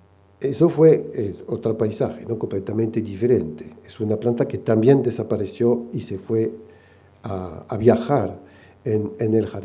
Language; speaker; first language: Spanish; non-native, fluent; French